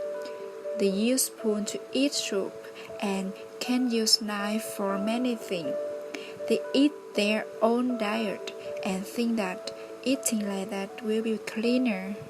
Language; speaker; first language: English; non-native, learner; Vietnamese